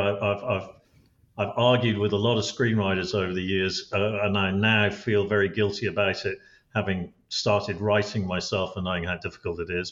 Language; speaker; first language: English; native; English